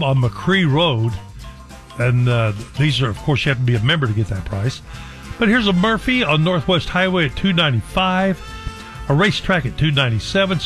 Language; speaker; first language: English; native; English